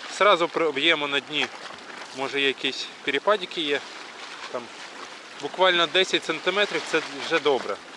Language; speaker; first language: Ukrainian; native; Ukrainian